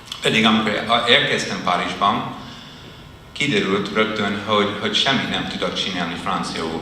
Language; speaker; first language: Hungarian; non-native, fluent; English